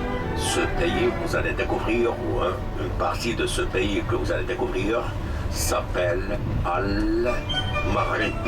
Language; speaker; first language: French; non-native, local second language; Arabic